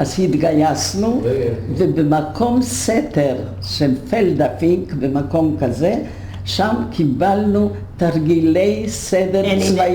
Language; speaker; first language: Hebrew; non-native, fluent; Polish